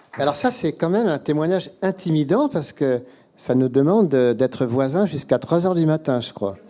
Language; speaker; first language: French; native; French